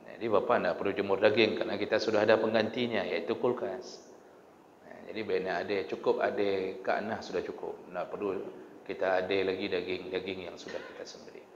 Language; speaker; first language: Malay; non-native, local second language; Achinese